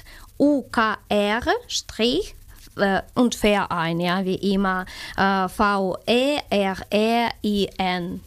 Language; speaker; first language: German; non-native, fluent; Ukrainian